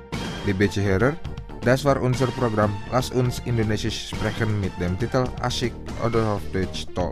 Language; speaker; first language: German; non-native, fluent; Indonesian